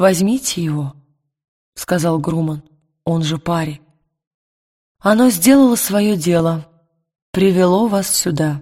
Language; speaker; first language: Russian; native; Russian